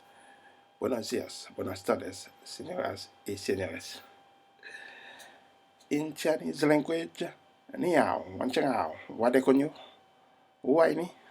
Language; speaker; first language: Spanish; non-native, learner; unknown